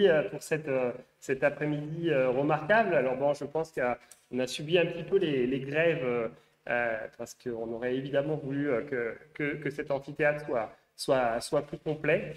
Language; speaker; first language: French; native; French